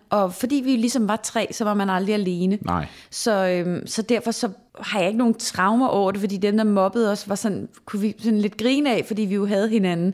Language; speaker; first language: Danish; native; Danish